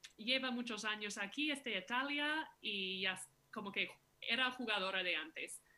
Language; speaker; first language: Spanish; non-native, fluent; English